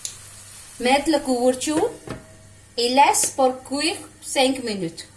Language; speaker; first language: French; non-native, learner; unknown